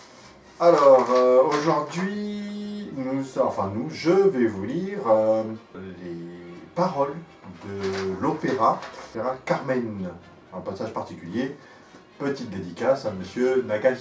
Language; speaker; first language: French; native; French